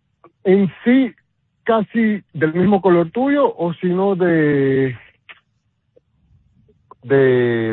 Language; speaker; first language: Spanish; non-native, fluent; Papiamento